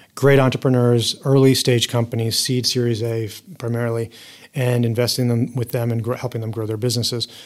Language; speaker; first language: English; native; English